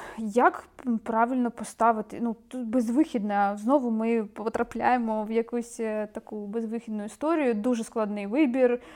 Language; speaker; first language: Ukrainian; native; Ukrainian